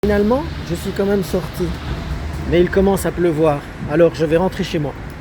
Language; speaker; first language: French; non-native, fluent; Amharic